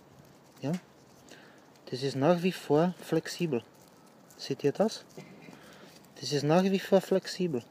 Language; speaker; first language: German; non-native, fluent; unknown